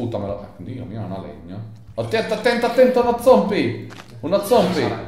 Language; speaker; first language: Italian; native; Italian